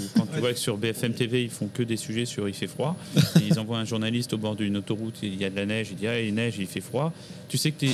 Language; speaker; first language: French; native; French